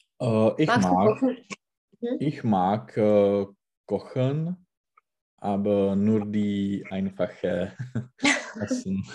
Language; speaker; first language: German; non-native, learner; Czech